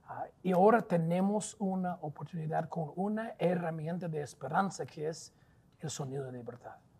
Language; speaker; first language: Spanish; non-native, fluent; English